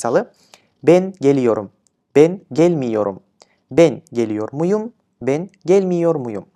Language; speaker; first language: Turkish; non-native, fluent; Kyrgyz